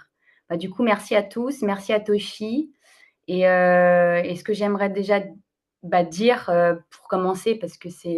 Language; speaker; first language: French; native; French